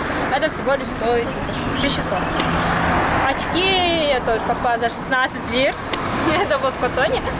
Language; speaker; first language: Russian; native; Russian